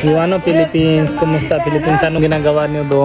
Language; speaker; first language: Filipino; non-native, learner; Hindi